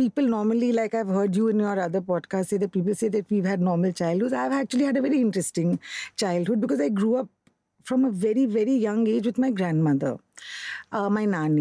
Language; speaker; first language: English; non-native, local second language; Hindi